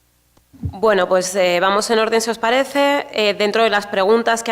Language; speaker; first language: Spanish; native; Spanish